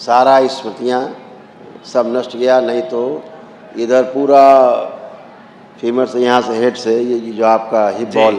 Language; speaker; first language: Hindi; native; Hindi